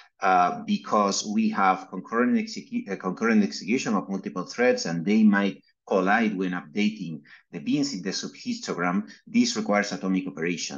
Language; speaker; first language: English; non-native, fluent; Spanish